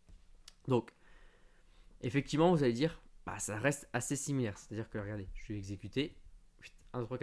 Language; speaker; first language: French; native; French